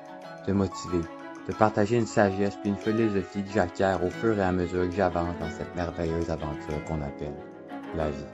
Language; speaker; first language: French; native; French